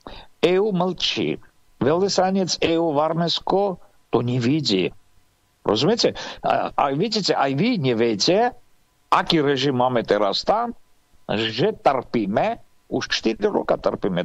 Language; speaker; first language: Slovak; non-native, fluent; Armenian